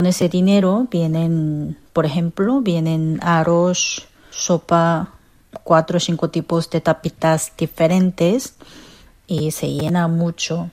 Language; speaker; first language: Spanish; non-native, fluent; Korean